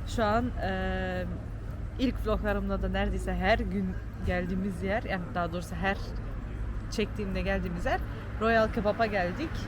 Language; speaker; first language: Turkish; early bilingual, heritage; Turkish